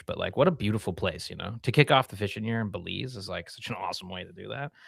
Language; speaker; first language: English; native; English